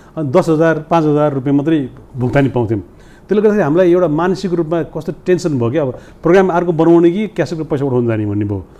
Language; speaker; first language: Nepali; non-native, local second language; Newari